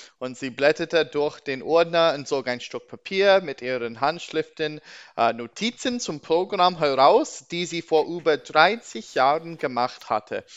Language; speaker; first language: German; non-native, learner; English